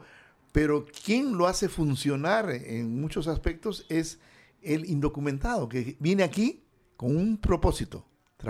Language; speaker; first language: Spanish; native; Spanish